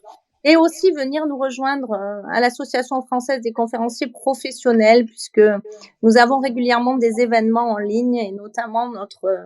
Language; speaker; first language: French; native; French